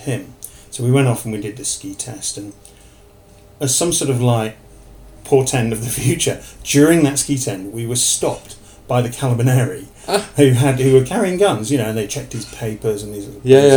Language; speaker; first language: English; native; English